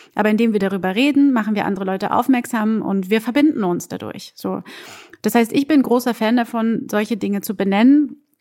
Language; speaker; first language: German; early bilingual, other home language; Portuguese